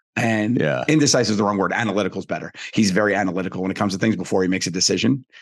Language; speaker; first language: English; native; English